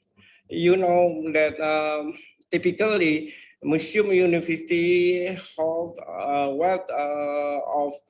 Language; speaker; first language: English; non-native, fluent; Indonesian